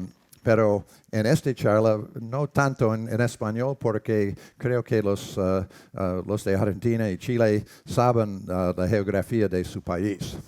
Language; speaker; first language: Spanish; non-native, learner; English